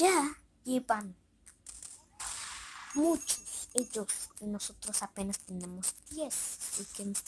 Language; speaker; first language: Spanish; native; Spanish